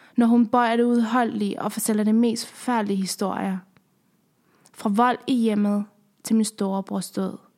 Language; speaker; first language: Danish; early bilingual, other home language; Persian